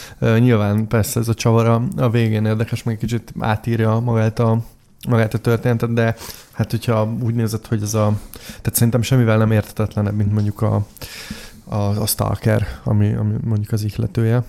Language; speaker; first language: Hungarian; native; Hungarian